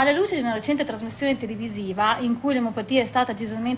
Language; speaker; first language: Italian; native; Italian